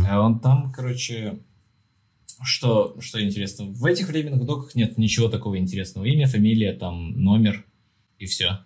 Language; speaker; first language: Russian; non-native, local second language; Tajik